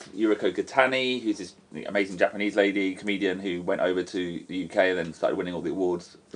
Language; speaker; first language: English; native; English